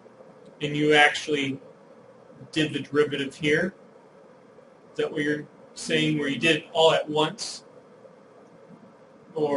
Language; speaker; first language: English; native; English